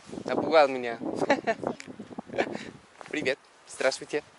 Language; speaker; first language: Russian; non-native, learner; Spanish